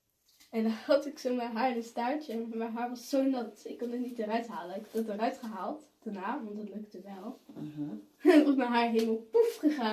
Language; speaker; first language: Dutch; early bilingual, other home language; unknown